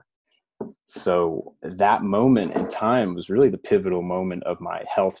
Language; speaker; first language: English; native; English